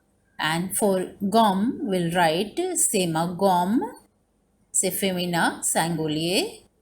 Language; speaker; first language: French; non-native, fluent; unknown